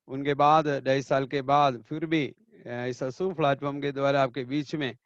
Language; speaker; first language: Hindi; non-native, local second language; Malayalam